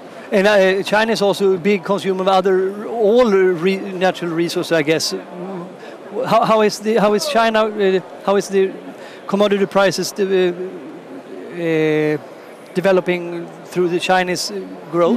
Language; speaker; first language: English; non-native, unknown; Swedish